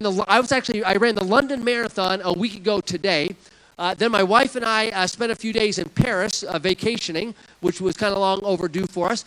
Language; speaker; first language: English; native; English